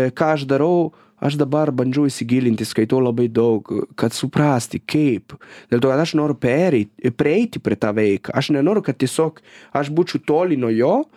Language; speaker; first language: Lithuanian; non-native, fluent; Italian